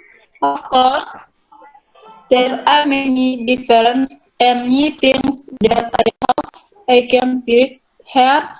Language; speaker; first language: English; non-native, learner; Indonesian